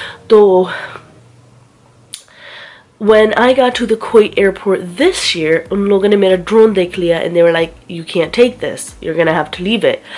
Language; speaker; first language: English; early bilingual, other home language; Hindi